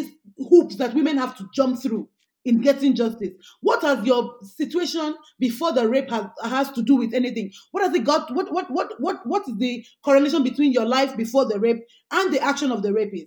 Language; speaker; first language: English; non-native, local second language; Yoruba